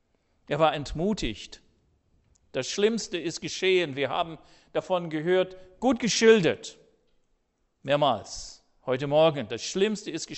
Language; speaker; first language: German; non-native, fluent; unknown